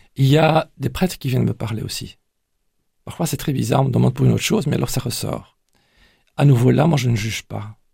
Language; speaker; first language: French; native; French